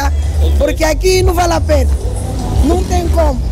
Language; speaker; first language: Portuguese; non-native, local second language; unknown